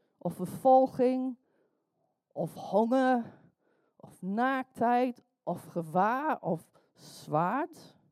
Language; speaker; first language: Dutch; non-native, fluent; English